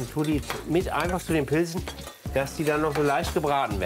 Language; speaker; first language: German; native; German